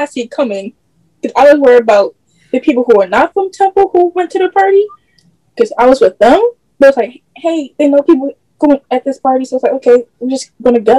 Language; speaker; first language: English; native; English